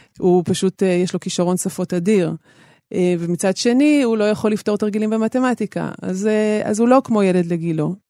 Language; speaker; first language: Hebrew; native; Hebrew